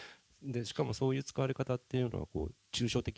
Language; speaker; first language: Japanese; native; Japanese